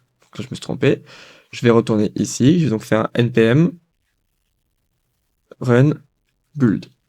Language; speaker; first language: French; native; French